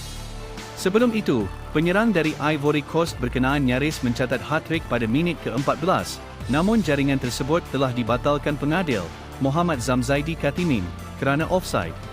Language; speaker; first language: Malay; native; Malay